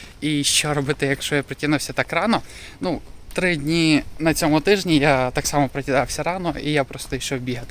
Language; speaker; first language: Ukrainian; native; Ukrainian